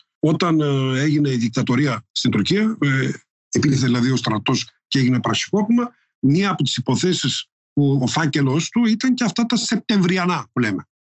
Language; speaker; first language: Greek; non-native, local second language; Turkish